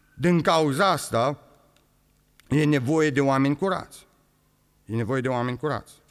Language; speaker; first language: Romanian; native; Romanian